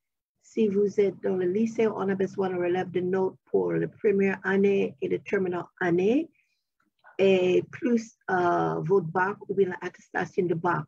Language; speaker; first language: French; non-native, fluent; English